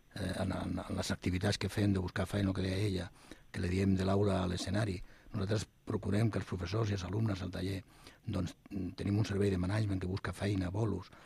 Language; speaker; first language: Catalan; non-native, local second language; Spanish